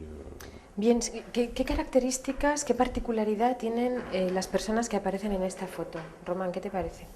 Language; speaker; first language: Spanish; native; Spanish